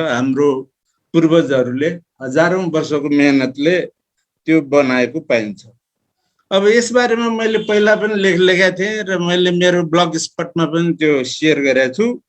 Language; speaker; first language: Nepali; non-native, local second language; Eastern Tamang